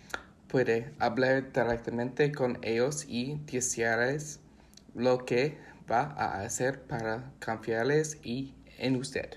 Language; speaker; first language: Spanish; non-native, learner; English